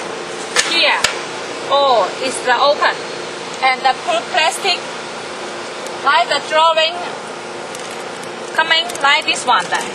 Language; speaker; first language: English; non-native, learner; Chinese